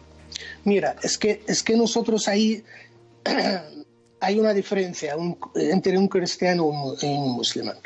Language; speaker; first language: Spanish; non-native, fluent; Arabic